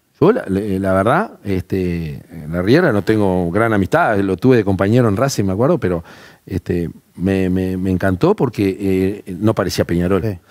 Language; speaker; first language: Spanish; native; Spanish